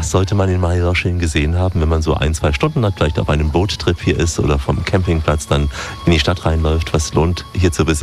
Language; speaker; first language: German; native; German